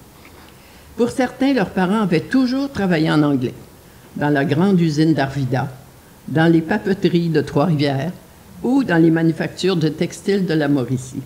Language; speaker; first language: French; native; French